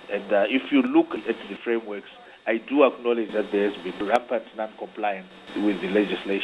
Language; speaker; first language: English; non-native, local second language; Shona